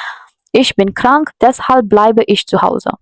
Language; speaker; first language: German; non-native, learner; Hindi